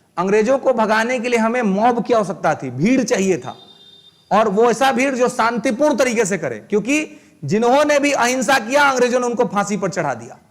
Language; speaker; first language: Hindi; native; Hindi